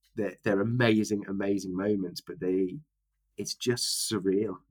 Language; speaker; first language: English; native; English